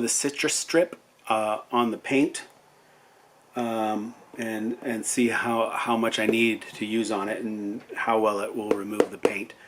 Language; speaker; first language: English; native; English